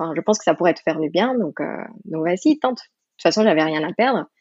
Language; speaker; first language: French; non-native, fluent; Spanish